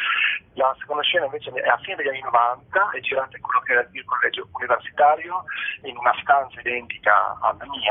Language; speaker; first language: Italian; native; Italian